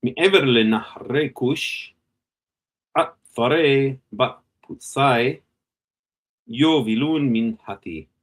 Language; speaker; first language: Hebrew; non-native, fluent; English